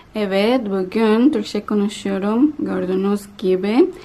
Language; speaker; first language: Turkish; non-native, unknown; Spanish